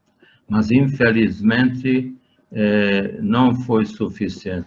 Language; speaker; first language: Portuguese; non-native, fluent; Hungarian